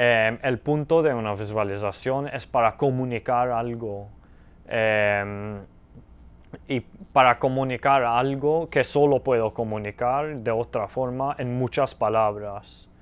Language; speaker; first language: Spanish; early bilingual, heritage; Spanish